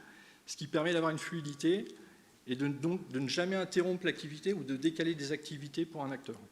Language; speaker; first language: French; native; French